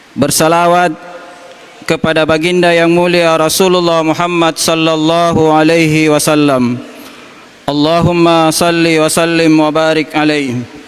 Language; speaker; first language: Malay; non-native, local second language; Buginese